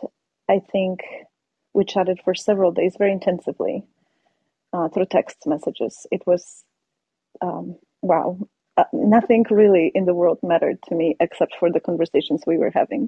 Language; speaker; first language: English; non-native, fluent; Polish